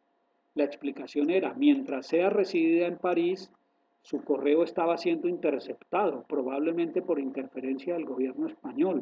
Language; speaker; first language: Spanish; native; Spanish